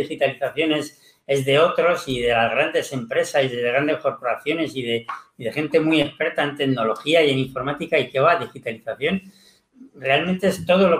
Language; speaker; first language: Spanish; native; Spanish